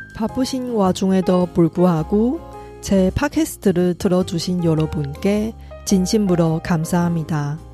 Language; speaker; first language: Korean; non-native, fluent; Chinese